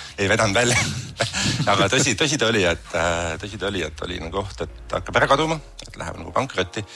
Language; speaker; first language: Estonian; native; Estonian